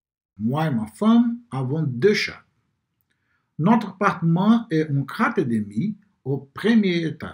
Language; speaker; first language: French; non-native, learner; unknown